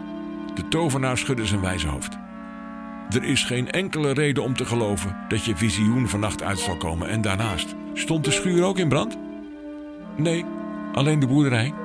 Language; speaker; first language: Dutch; native; Dutch